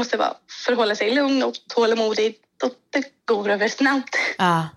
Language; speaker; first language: Swedish; non-native, fluent; Greek